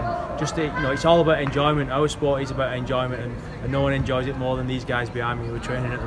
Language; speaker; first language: English; native; English